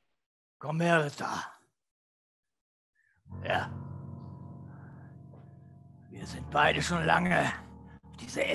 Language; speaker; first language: German; native; German